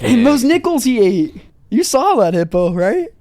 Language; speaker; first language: English; native; English